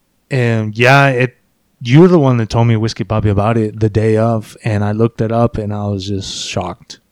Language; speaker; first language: English; early bilingual, other home language; Spanish